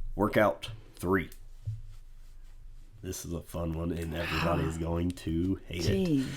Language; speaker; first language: English; native; English